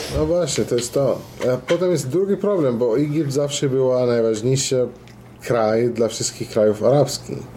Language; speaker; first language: Polish; non-native, fluent; Arabic